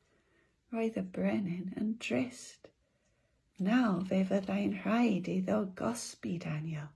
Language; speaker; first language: Welsh; non-native, local second language; English